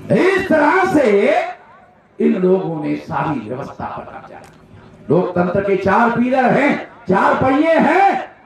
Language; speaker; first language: Hindi; non-native, local second language; Marathi